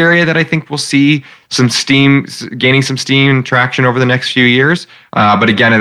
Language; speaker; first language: English; native; English